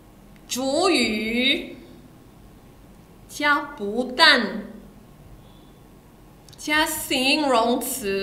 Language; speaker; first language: Chinese; non-native, fluent; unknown